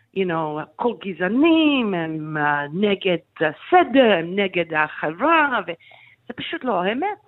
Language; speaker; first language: Hebrew; non-native, fluent; English